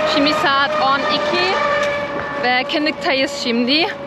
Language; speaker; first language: Turkish; non-native, learner; German